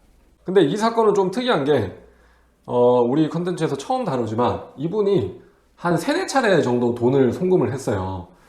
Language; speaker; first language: Korean; native; Korean